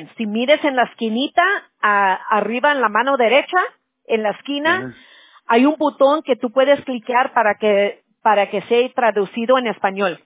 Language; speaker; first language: Spanish; early bilingual, heritage; English